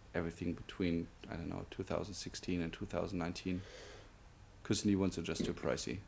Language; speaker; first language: English; non-native, fluent; German